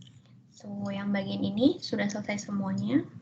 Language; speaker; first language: Indonesian; native; Indonesian